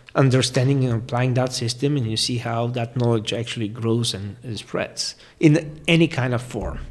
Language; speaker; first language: English; non-native, fluent; Bulgarian